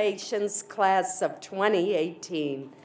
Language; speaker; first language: English; native; English